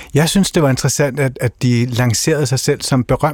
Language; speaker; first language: Danish; native; Danish